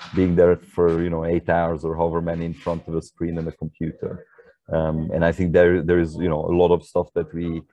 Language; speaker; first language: English; non-native, fluent; Hungarian